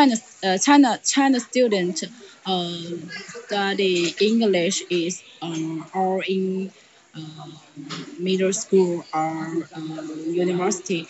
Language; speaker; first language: English; non-native, learner; Chinese